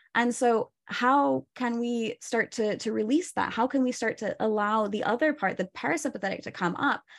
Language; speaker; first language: English; native; English